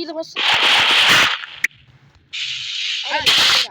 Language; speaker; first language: Persian; native; Persian